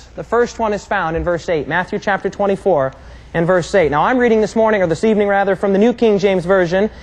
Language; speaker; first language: English; native; English